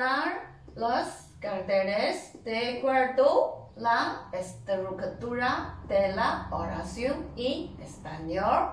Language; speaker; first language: Spanish; non-native, learner; Chinese